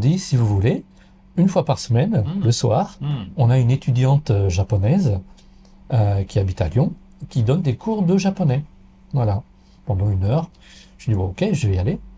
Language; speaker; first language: French; native; French